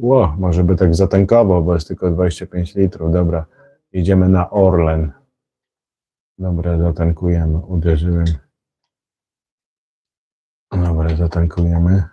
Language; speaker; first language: Polish; native; Polish